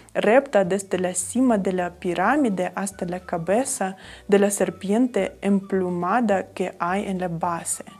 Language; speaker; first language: Spanish; non-native, fluent; Ukrainian